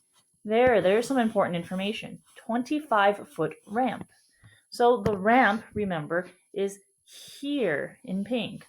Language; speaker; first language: English; native; English